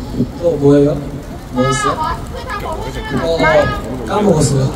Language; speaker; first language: Korean; non-native, learner; Chinese